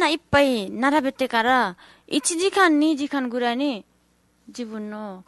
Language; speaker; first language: Japanese; non-native, learner; Nepali